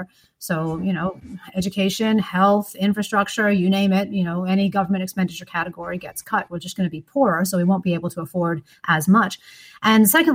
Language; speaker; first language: English; native; English